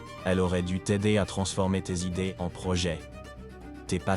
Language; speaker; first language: French; native; French